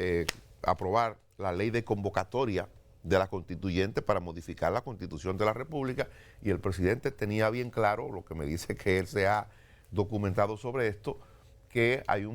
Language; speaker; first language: Spanish; native; Spanish